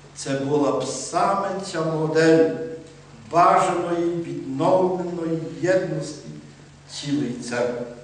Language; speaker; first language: Ukrainian; native; Ukrainian